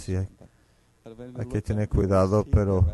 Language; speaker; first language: Spanish; non-native, fluent; Finnish